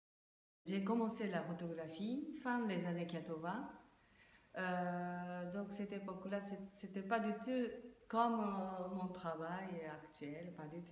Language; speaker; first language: French; non-native, learner; Japanese